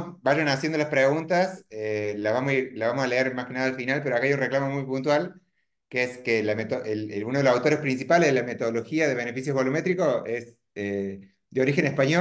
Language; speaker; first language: Spanish; native; Spanish